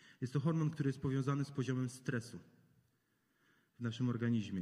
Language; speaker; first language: Polish; native; Polish